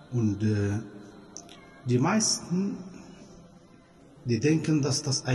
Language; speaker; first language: German; non-native, fluent; Arabic